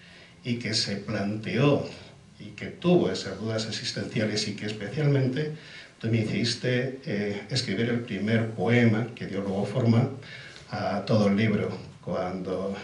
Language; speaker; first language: Spanish; native; Spanish